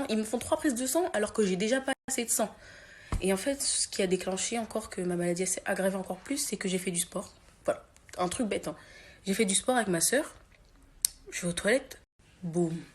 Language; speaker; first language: French; native; French